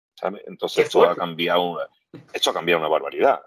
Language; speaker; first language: Spanish; native; Spanish